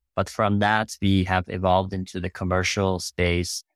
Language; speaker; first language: English; non-native, fluent; Persian